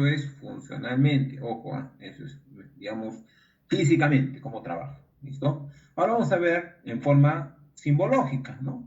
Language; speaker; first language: Spanish; native; Spanish